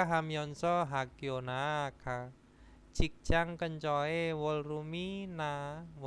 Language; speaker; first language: Korean; non-native, fluent; Indonesian